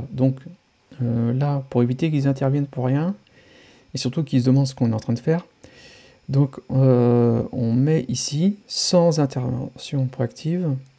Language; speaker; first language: French; native; French